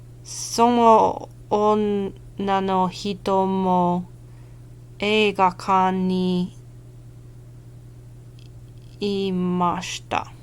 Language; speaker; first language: Japanese; non-native, learner; English